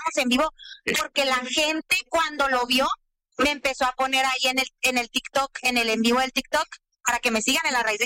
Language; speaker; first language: Spanish; native; Spanish